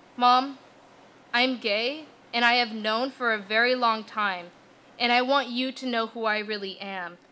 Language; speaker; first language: English; native; English